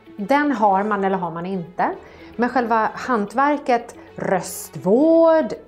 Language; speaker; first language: Swedish; native; Swedish